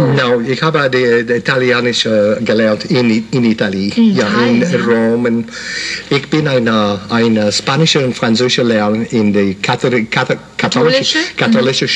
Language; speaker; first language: German; non-native, learner; English